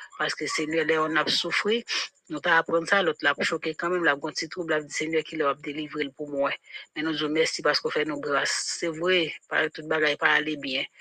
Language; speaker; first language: French; non-native, local second language; Haitian Creole